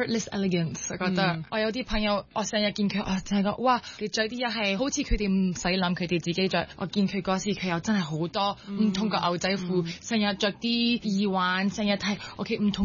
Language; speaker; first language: Cantonese; non-native, local second language; French